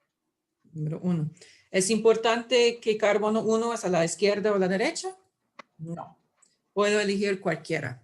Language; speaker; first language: Spanish; non-native, fluent; English